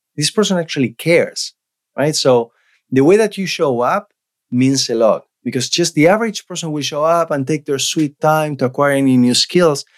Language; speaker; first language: English; non-native, fluent; Spanish